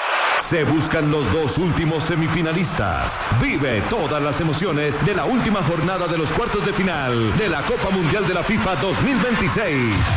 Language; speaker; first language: Spanish; native; Spanish